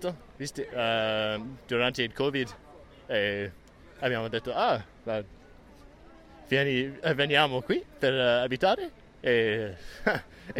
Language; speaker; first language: Italian; non-native, learner; English